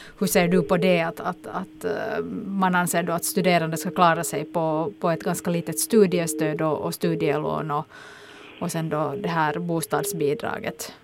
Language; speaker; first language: Swedish; native; Swedish